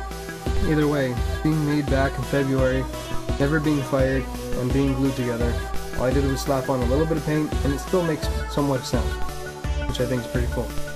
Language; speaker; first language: English; native; English